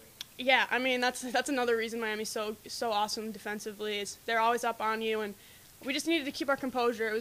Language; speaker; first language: English; native; English